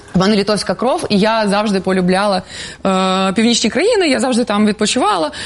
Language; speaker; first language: Ukrainian; non-native, local second language; Russian